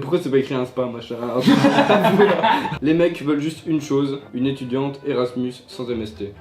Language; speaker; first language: French; native; French